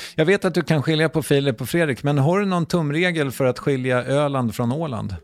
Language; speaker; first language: Swedish; native; Swedish